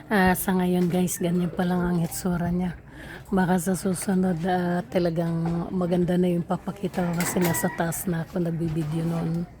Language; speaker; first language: Filipino; native; Filipino